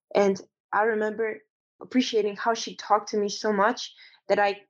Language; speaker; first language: English; non-native, fluent; Romanian